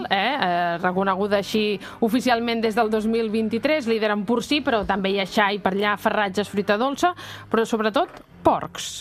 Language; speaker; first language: Catalan; native; Catalan